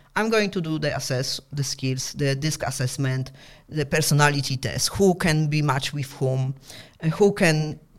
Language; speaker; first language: English; non-native, fluent; Polish